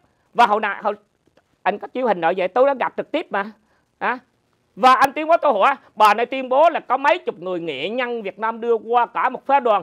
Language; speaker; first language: Vietnamese; native; Vietnamese